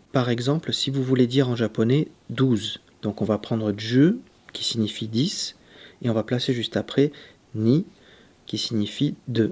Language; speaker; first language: French; native; French